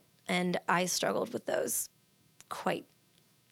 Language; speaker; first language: English; native; English